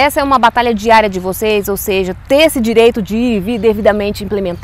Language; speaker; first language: Portuguese; native; Portuguese